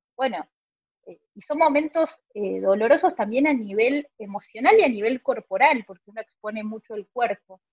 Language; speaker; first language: Spanish; native; Spanish